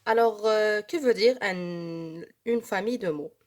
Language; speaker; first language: French; non-native, local second language; Arabic